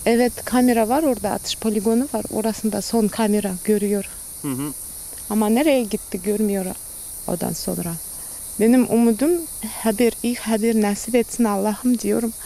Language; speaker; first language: Turkish; non-native, learner; Kazakh